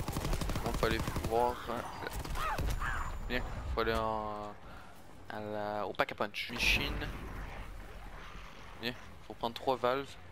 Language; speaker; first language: French; native; French